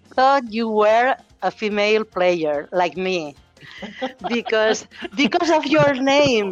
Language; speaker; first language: English; non-native, fluent; Catalan